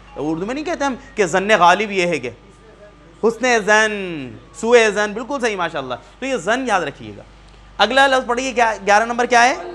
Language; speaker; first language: Urdu; native; Urdu